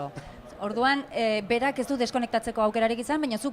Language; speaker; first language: Basque; native; Basque